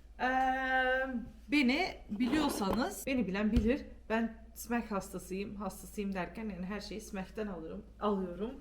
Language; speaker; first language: Turkish; early bilingual, heritage; Turkish